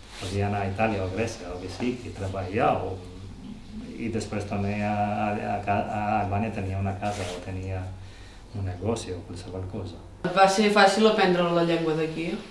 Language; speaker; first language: Catalan; non-native, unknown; Albanian